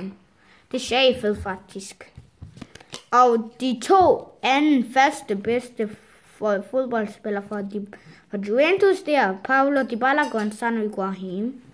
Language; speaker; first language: Danish; early bilingual, other home language; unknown